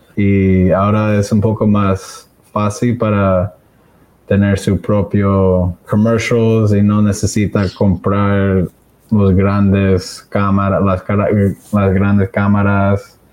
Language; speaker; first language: Spanish; early bilingual, other home language; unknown